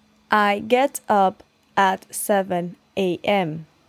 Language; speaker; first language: English; non-native, learner; Spanish